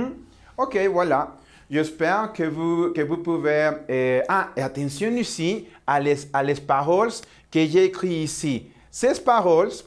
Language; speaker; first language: French; non-native, learner; Spanish